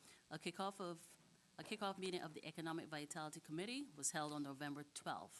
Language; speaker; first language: English; native; English